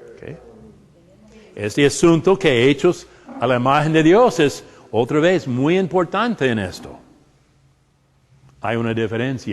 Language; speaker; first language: Spanish; non-native, fluent; English